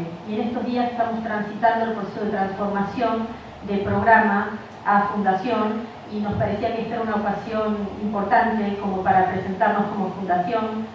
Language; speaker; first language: Spanish; native; Spanish